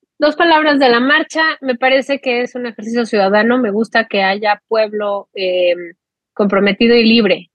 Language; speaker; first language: Spanish; native; Spanish